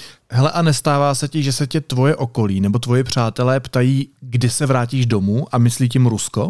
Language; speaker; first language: Czech; native; Czech